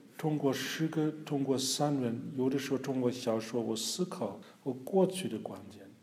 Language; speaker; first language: Chinese; non-native, fluent; German